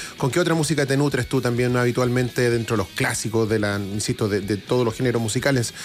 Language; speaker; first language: Spanish; native; Spanish